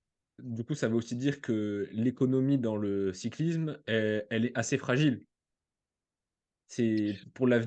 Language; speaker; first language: French; native; French